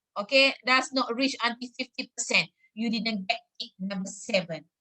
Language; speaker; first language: English; non-native, local second language; Malay